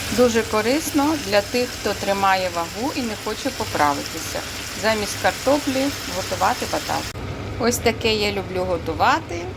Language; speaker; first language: Ukrainian; non-native, local second language; Russian